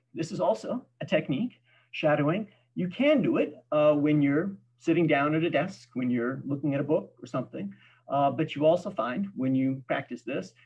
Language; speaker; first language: English; native; English